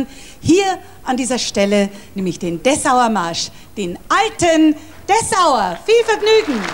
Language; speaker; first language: German; native; German